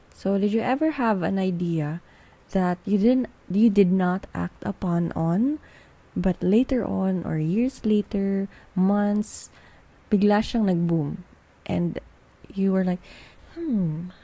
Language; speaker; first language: English; non-native, local second language; Filipino